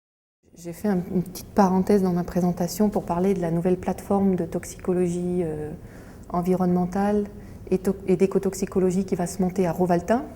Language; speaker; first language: French; native; French